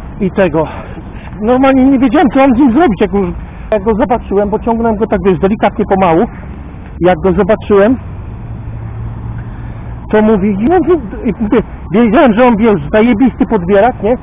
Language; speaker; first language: Polish; native; Polish